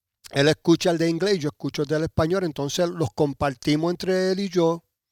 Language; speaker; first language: Spanish; early bilingual, heritage; Spanish